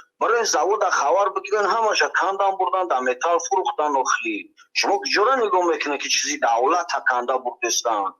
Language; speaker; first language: Tajik; native; Tajik